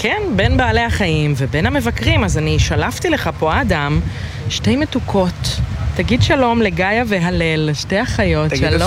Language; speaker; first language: Hebrew; native; Hebrew